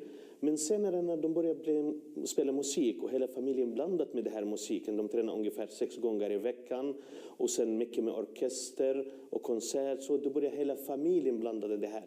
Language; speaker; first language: Swedish; non-native, learner; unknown